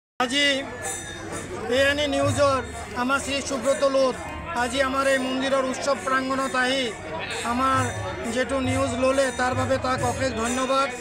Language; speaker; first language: Assamese; non-native, local second language; Bangla